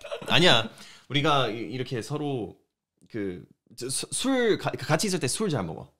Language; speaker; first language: Korean; non-native, fluent; English